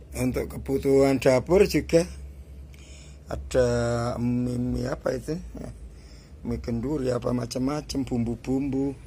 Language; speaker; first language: Indonesian; non-native, local second language; Javanese